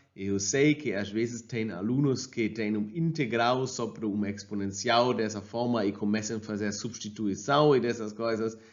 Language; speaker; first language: Portuguese; non-native, fluent; German